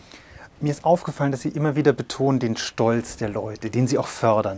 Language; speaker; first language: German; native; German